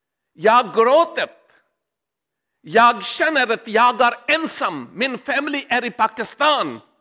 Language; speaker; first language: Swedish; non-native, learner; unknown